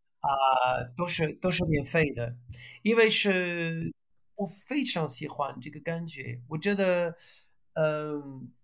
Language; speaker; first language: Chinese; non-native, learner; French